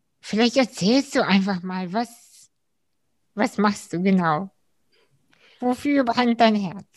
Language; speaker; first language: German; early bilingual, other home language; Russian